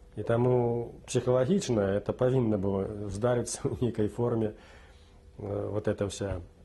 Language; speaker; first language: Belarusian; native; Belarusian